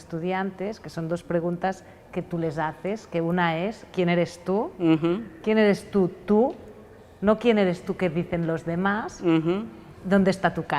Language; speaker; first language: Spanish; non-native, local second language; Catalan